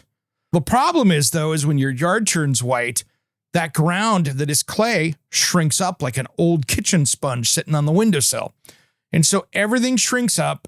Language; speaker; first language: English; native; English